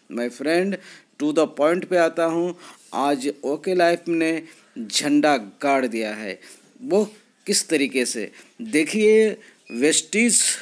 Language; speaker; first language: Hindi; native; Hindi